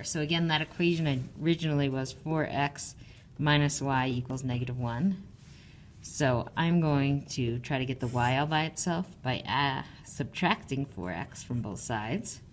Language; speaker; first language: English; native; English